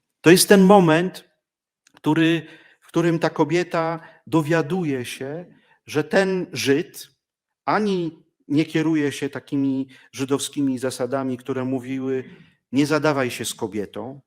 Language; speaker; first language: Polish; native; Polish